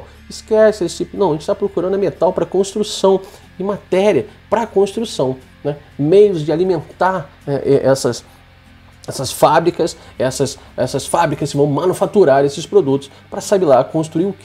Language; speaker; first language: Portuguese; native; Portuguese